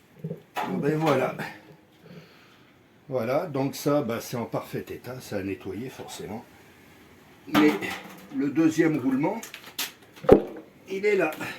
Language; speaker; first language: French; native; French